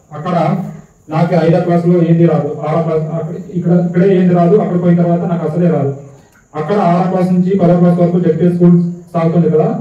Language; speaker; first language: Telugu; non-native, local second language; Urdu